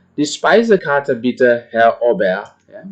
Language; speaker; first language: German; non-native, fluent; Indonesian